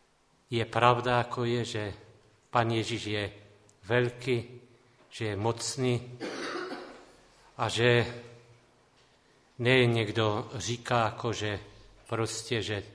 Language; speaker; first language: Czech; non-native, local second language; Polish